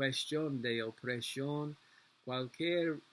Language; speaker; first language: Spanish; non-native, learner; English